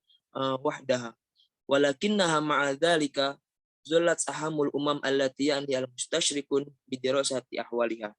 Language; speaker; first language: Arabic; non-native, learner; Indonesian